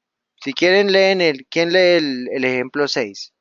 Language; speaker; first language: Spanish; native; Spanish